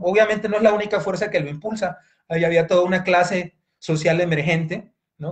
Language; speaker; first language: Spanish; native; Spanish